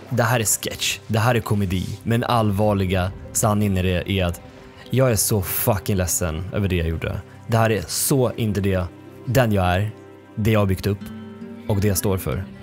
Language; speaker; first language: Swedish; early bilingual, other home language; Russian